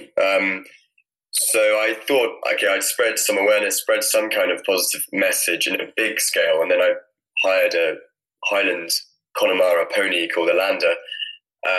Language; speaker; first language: English; native; English